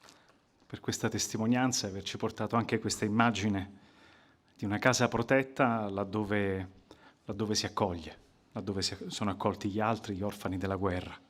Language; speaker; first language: Italian; native; Italian